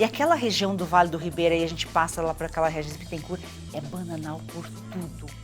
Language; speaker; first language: Portuguese; native; Portuguese